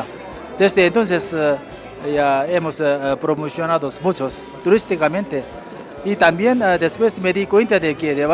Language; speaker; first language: Spanish; non-native, fluent; Korean